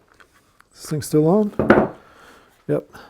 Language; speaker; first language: English; native; English